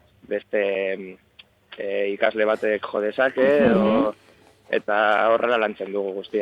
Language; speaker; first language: Basque; non-native, local second language; Spanish